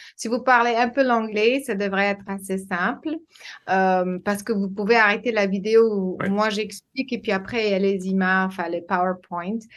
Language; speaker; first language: French; non-native, fluent; English